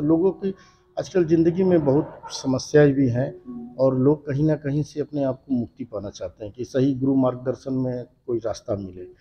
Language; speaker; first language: Hindi; non-native, local second language; Bangla